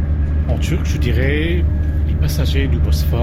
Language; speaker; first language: French; non-native, fluent; Turkish